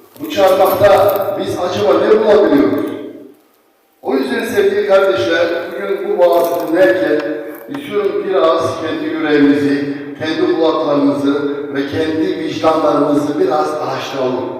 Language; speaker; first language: Turkish; non-native, fluent; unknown